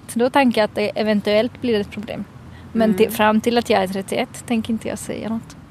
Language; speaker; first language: Swedish; native; Swedish